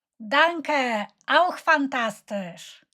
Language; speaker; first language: German; non-native, fluent; Polish